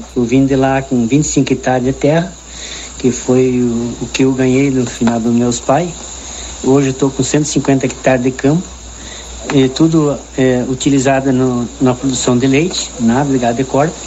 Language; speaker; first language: Portuguese; native; Portuguese